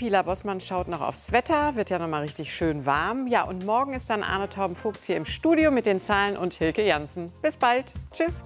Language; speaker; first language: German; native; German